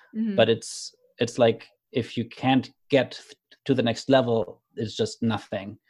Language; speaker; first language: English; non-native, fluent; German